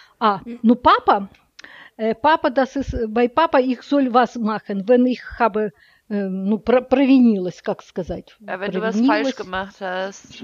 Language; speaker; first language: German; non-native, learner; Russian